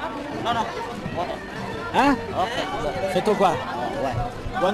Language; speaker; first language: French; native; French